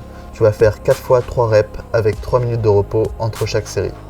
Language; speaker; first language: French; native; French